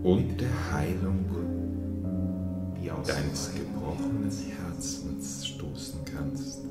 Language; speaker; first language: German; native; German